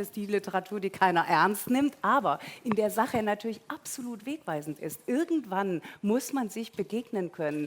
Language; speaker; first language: German; native; German